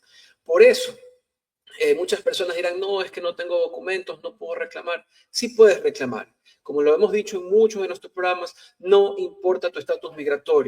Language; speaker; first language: Spanish; native; Spanish